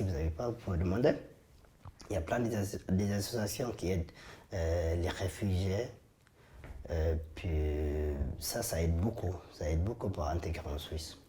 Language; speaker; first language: French; non-native, fluent; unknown